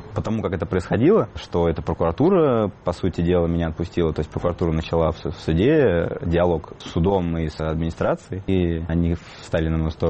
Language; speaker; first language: Russian; native; Russian